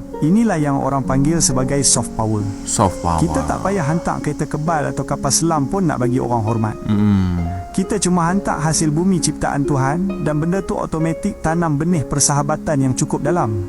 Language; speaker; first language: Malay; native; Malay